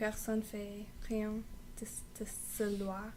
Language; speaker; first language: French; non-native, learner; English